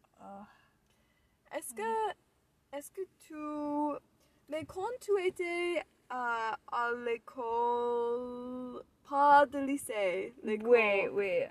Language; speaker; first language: French; non-native, learner; English